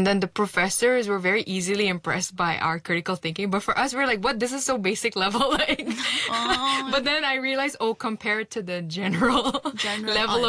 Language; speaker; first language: English; non-native, local second language; Bangla